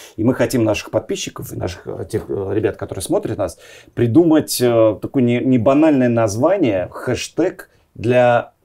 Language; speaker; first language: Russian; native; Russian